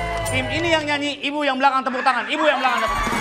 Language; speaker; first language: Indonesian; native; Indonesian